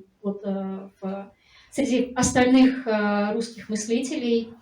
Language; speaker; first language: Russian; native; Russian